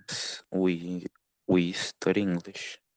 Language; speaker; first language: English; non-native, learner; Portuguese